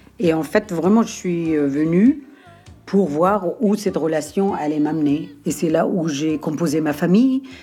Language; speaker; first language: French; non-native, fluent; Arabic